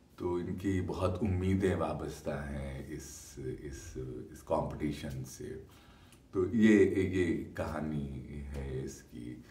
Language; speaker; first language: Hindi; native; Hindi